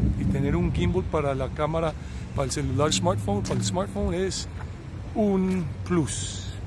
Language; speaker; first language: Spanish; early bilingual, heritage; Spanish